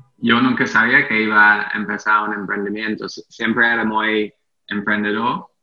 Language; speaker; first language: Spanish; non-native, fluent; English